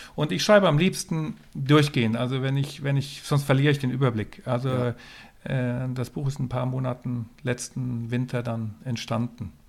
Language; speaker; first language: German; non-native, fluent; Swedish